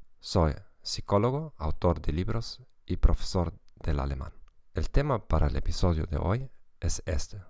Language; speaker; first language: Spanish; non-native, fluent; German